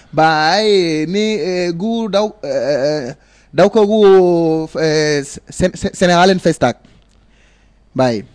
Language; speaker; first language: Basque; non-native, learner; Wolof